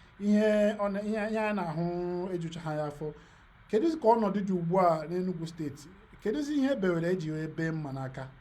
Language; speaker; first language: Igbo; native; Igbo